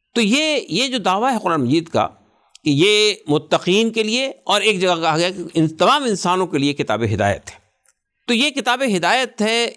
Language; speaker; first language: Urdu; native; Urdu